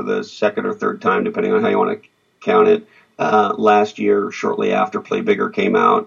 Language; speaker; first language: English; native; English